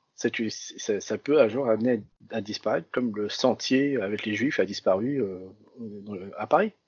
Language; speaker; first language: French; early bilingual, other home language; Vietnamese